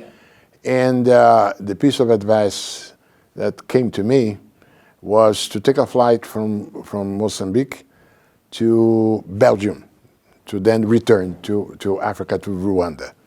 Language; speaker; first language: English; non-native, fluent; Portuguese